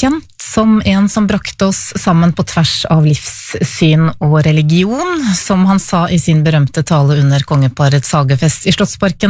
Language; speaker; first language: Norwegian; native; Norwegian